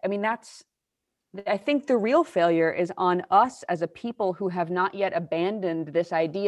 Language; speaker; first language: English; native; English